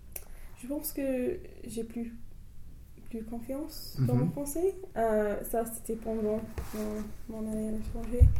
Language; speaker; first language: French; non-native, learner; English